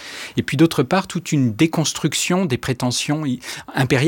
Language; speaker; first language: French; native; French